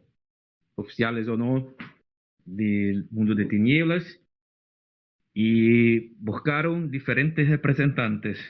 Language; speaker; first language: Spanish; non-native, fluent; Portuguese